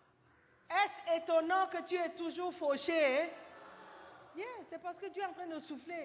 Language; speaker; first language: French; non-native, fluent; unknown